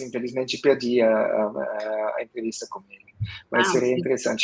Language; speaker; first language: Portuguese; non-native, fluent; Swiss German